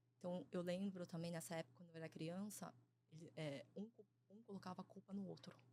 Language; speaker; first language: Portuguese; early bilingual, other home language; Chinese